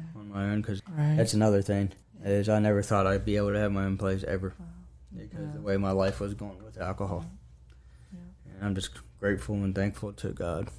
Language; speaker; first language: English; native; English